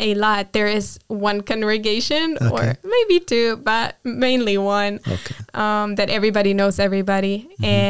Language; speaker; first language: English; non-native, fluent; Hebrew